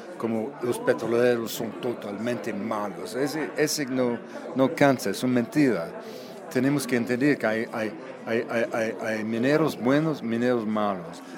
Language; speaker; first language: Spanish; non-native, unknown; English